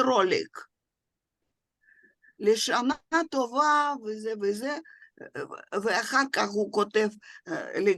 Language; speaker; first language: Hebrew; non-native, fluent; Russian